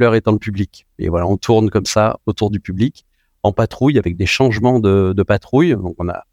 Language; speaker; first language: French; native; French